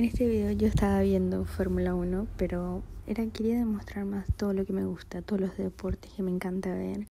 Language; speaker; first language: Spanish; early bilingual, heritage; Portuguese